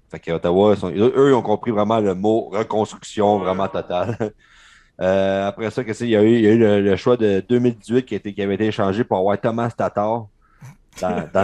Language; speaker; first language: French; native; French